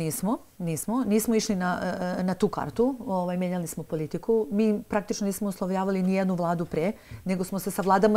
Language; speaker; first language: Serbian; native; Serbian